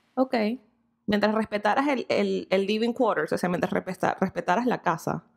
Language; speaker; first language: Spanish; native; Spanish